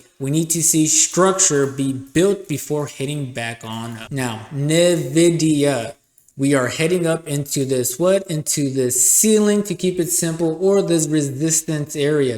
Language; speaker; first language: English; native; English